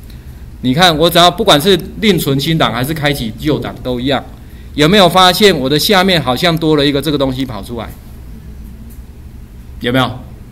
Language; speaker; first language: Chinese; native; Chinese